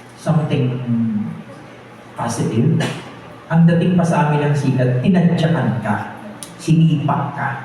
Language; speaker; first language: Filipino; non-native, local second language; Bikol